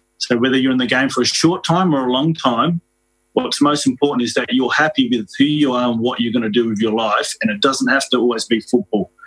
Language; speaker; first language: English; native; English